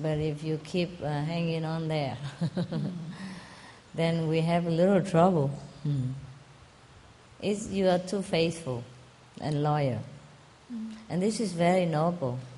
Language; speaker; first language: English; non-native, fluent; Vietnamese